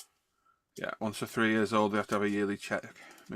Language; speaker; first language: English; native; English